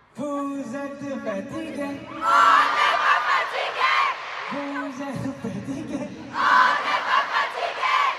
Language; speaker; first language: French; non-native, learner; Korean